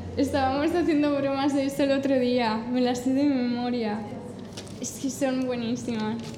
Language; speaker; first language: Spanish; non-native, fluent; English